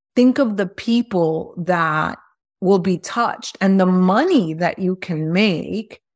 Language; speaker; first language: English; early bilingual, other home language; Spanish